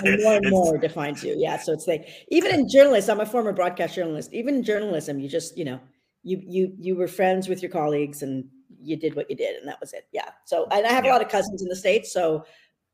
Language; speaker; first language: English; native; English